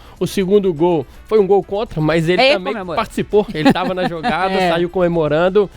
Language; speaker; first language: Portuguese; native; Portuguese